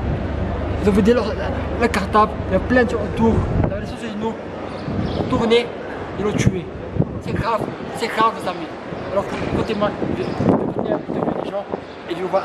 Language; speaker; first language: French; non-native, local second language; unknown